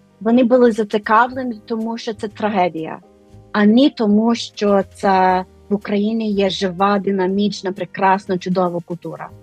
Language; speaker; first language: Ukrainian; non-native, fluent; English